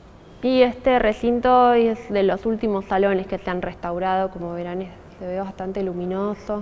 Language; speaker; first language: Spanish; native; Spanish